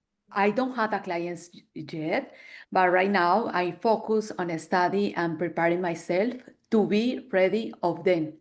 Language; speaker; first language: English; non-native, learner; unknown